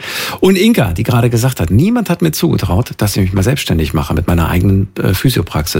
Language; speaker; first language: German; native; German